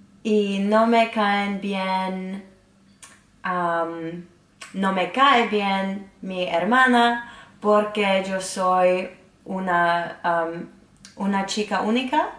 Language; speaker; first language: Spanish; non-native, learner; English